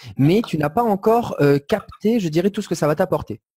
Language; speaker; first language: French; native; French